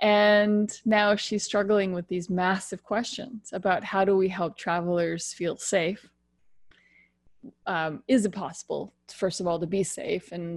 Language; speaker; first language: English; native; English